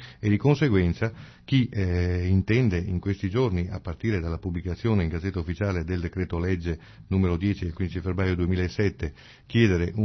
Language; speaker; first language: Italian; native; Italian